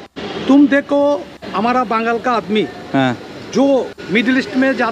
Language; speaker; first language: Hindi; non-native, learner; Bangla